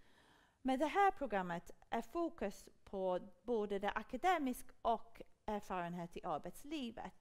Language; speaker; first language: Swedish; non-native, fluent; English